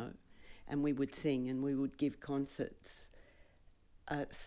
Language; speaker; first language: English; native; English